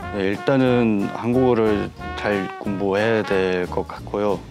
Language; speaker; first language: Korean; non-native, fluent; Mongolian